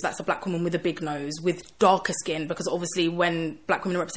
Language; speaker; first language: English; native; English